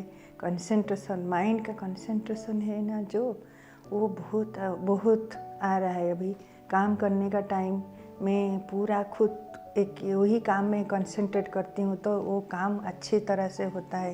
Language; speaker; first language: Hindi; non-native, local second language; Odia